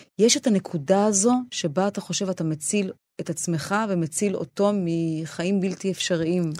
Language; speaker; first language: Hebrew; native; Hebrew